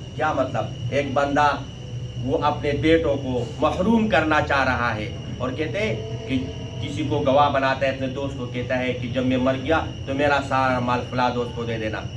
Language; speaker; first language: Urdu; non-native, local second language; Pashto